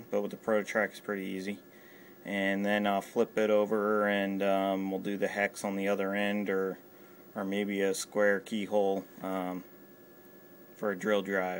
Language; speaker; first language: English; native; English